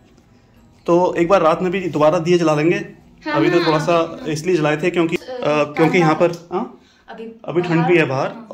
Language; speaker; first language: Hindi; native; Hindi